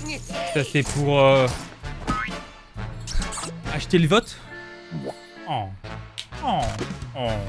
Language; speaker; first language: French; native; French